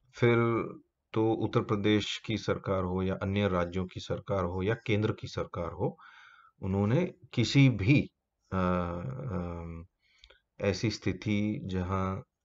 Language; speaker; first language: Hindi; native; Hindi